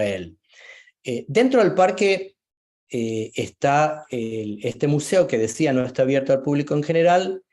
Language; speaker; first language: Spanish; native; Spanish